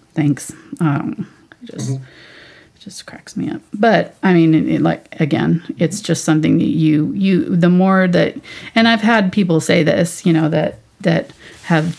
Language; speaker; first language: English; native; English